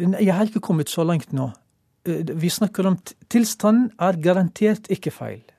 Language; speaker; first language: Norwegian; non-native, fluent; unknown